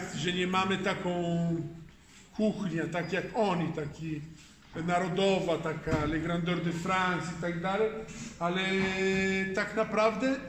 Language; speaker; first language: Polish; non-native, fluent; Italian